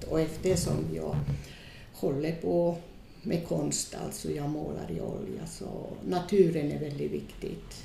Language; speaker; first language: Swedish; non-native, fluent; Finnish